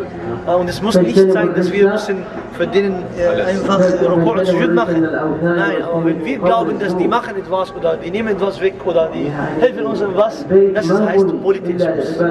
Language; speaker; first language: German; non-native, learner; Arabic